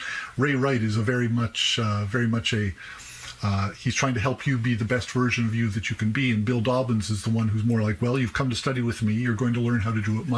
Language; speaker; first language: English; native; English